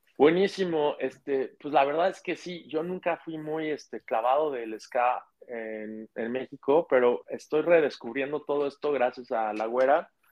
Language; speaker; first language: Spanish; native; Spanish